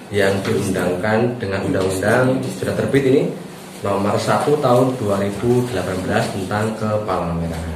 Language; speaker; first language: Indonesian; native; Indonesian